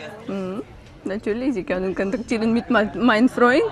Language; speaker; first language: German; non-native, learner; Ukrainian